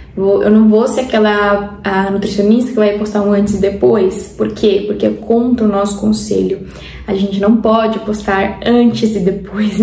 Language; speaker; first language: Portuguese; non-native, fluent; Spanish